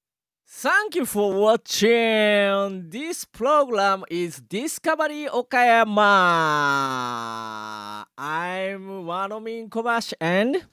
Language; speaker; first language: English; non-native, learner; Japanese